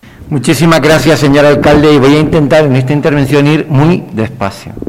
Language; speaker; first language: Spanish; native; Spanish